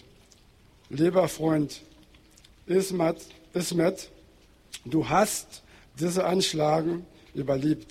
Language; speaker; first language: German; non-native, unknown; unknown